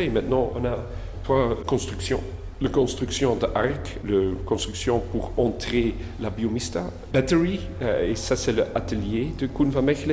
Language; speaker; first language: French; non-native, local second language; Dutch